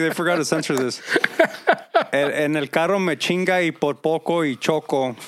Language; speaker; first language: Spanish; early bilingual, heritage; Spanish